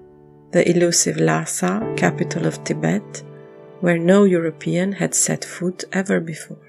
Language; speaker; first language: English; non-native, fluent; French